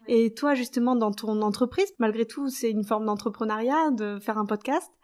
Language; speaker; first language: French; native; French